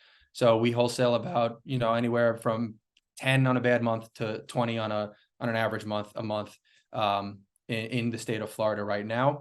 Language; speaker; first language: English; native; English